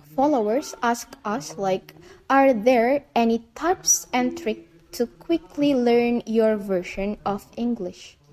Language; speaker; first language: English; non-native, fluent; Indonesian